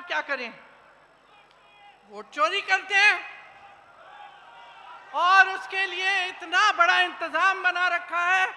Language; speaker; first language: Hindi; native; Hindi